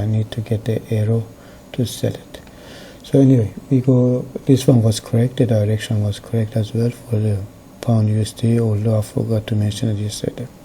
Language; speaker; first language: English; non-native, fluent; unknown